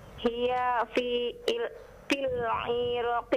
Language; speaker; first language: Arabic; non-native, learner; Indonesian